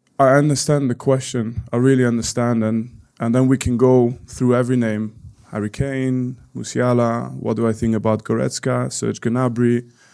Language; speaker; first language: English; non-native, fluent; Dutch